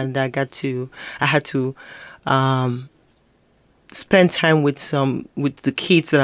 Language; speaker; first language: English; non-native, local second language; Igbo